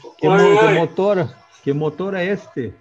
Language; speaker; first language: Spanish; non-native, learner; Portuguese